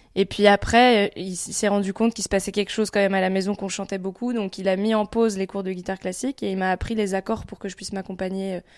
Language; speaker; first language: French; native; French